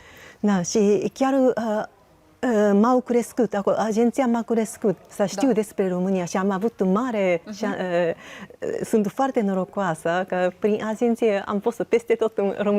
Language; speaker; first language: Romanian; non-native, learner; Japanese